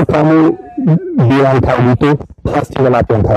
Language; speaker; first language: Indonesian; non-native, learner; English